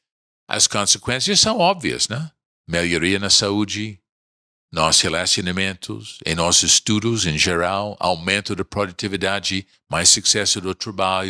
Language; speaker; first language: Portuguese; non-native, fluent; English